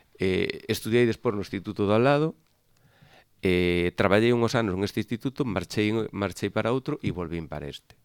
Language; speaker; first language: Galician; native; Galician